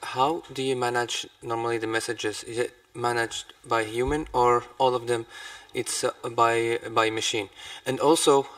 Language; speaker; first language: English; non-native, fluent; Polish